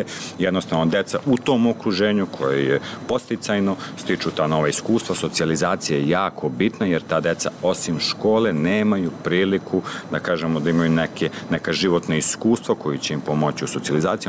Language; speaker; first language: Serbian; native; Serbian